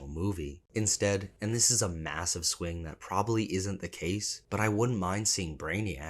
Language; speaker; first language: English; native; English